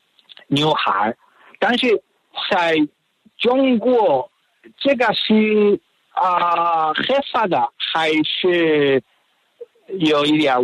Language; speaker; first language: Chinese; non-native, learner; Spanish